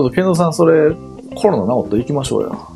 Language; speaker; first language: Japanese; native; Japanese